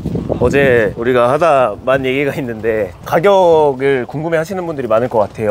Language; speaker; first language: Korean; native; Korean